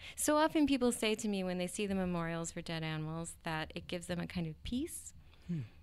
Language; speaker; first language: English; native; English